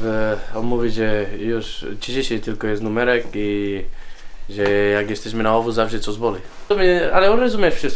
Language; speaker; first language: Polish; non-native, learner; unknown